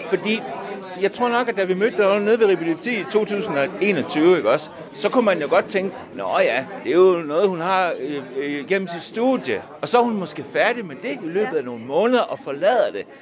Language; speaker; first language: Danish; native; Danish